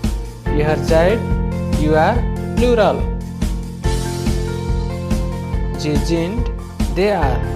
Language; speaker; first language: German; non-native, learner; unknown